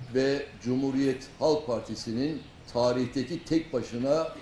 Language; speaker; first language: Turkish; native; Turkish